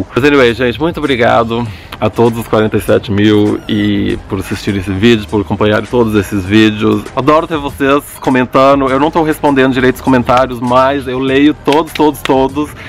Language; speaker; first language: Portuguese; early bilingual, other home language; English